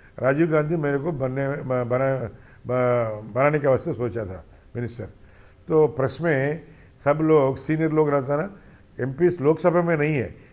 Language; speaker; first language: Hindi; non-native, local second language; Telugu